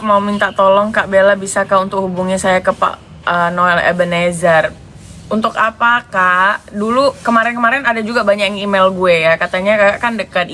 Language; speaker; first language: Indonesian; native; Indonesian